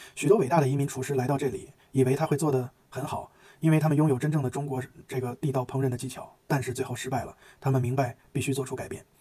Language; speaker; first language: Chinese; native; Chinese